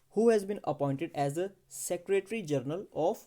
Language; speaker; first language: English; non-native, local second language; Punjabi